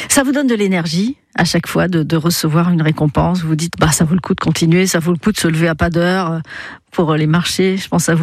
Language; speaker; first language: French; native; French